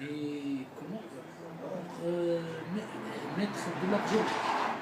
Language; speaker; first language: French; non-native, learner; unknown